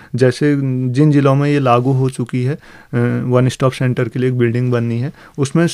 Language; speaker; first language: Hindi; native; Hindi